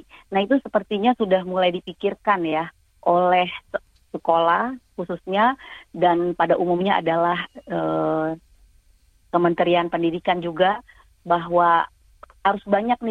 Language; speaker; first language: Indonesian; native; Indonesian